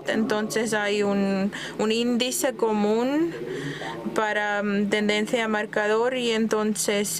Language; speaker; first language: Spanish; non-native, fluent; German